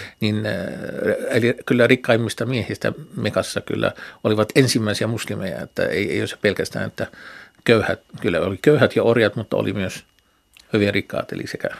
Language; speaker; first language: Finnish; non-native, fluent; Arabic